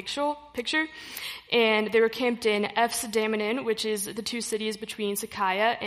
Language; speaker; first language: English; native; English